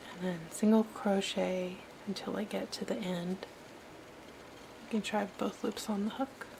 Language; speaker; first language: English; native; English